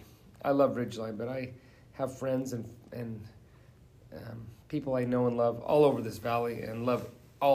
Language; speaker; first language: English; native; English